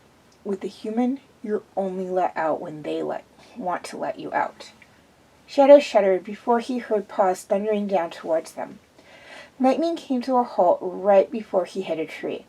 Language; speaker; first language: English; native; English